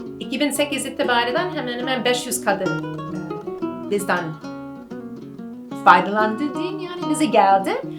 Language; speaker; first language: Turkish; non-native, learner; English